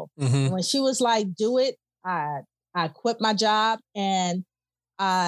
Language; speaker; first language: English; native; English